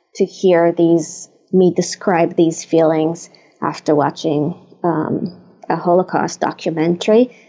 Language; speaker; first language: English; non-native, fluent; Hebrew